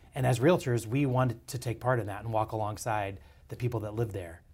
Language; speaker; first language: English; native; English